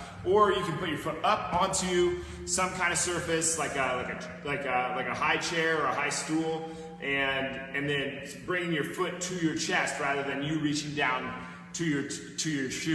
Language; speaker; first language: English; native; English